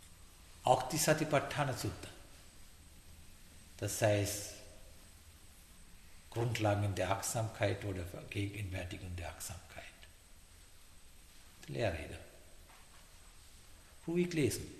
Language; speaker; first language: German; non-native, fluent; Sinhala